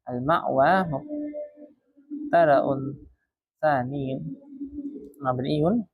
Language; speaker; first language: Arabic; non-native, fluent; Indonesian